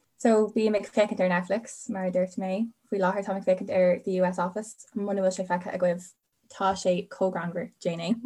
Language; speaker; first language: Irish; non-native, local second language; English